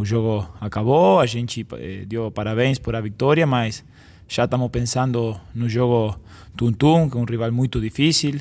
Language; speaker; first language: Portuguese; non-native, fluent; Spanish